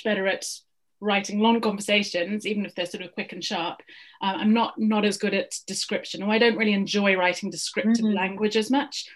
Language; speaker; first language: English; native; English